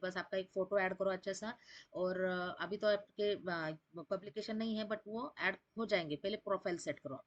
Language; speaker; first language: Hindi; non-native, local second language; Marathi